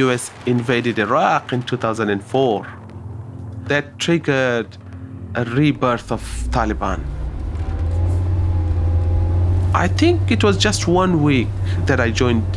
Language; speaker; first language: English; non-native, local second language; Hazaragi